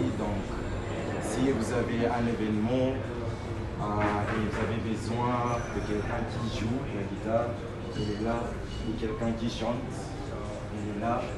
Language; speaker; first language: French; non-native, learner; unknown